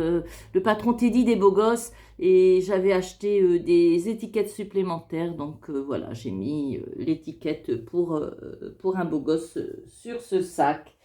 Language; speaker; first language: French; native; French